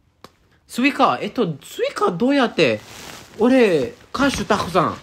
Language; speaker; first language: Japanese; non-native, learner; English